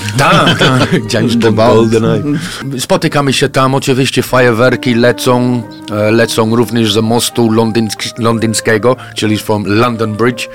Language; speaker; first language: Polish; non-native, fluent; English